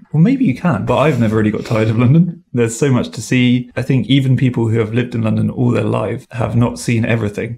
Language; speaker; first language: English; native; English